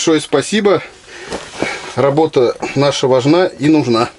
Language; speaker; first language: Russian; native; Russian